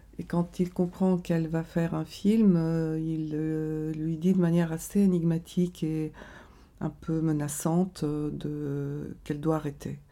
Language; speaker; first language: French; non-native, fluent; Bulgarian